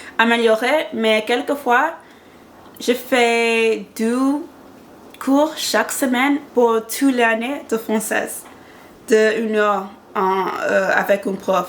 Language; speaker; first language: French; non-native, learner; English